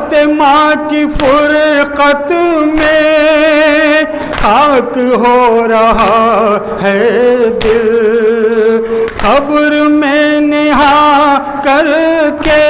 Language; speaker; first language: Urdu; native; Urdu